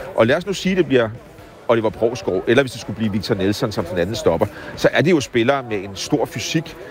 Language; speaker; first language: Danish; native; Danish